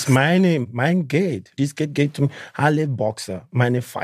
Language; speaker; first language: German; non-native, learner; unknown